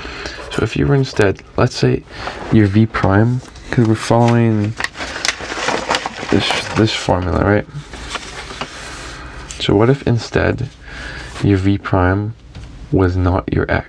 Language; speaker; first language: English; native; English